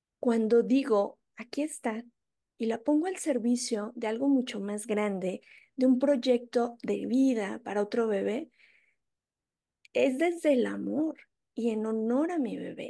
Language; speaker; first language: Spanish; native; Spanish